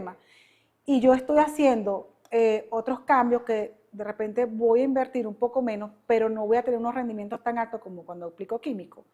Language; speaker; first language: Spanish; native; Spanish